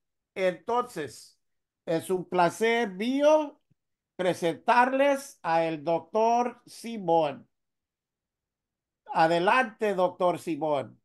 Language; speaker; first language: Spanish; early bilingual, heritage; Spanish